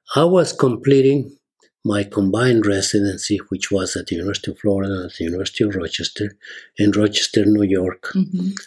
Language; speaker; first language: English; non-native, fluent; Spanish